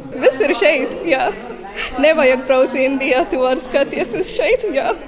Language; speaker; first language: Latvian; non-native, learner; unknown